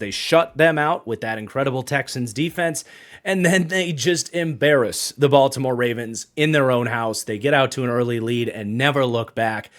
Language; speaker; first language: English; native; English